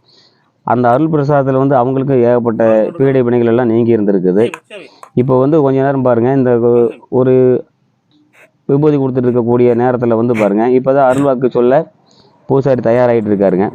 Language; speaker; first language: Tamil; native; Tamil